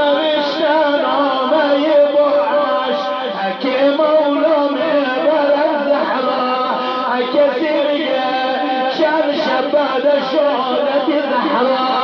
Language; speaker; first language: Persian; native; Persian